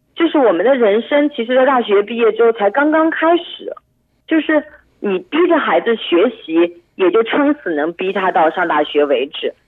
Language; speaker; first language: Chinese; native; Chinese